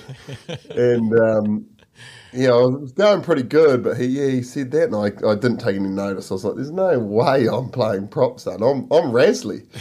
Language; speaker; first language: English; native; English